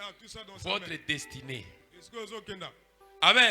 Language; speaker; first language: French; non-native, local second language; Lingala